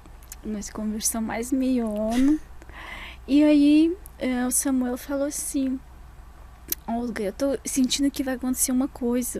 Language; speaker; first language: Portuguese; non-native, fluent; Russian